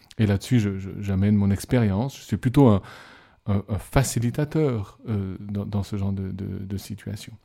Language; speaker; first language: French; native; French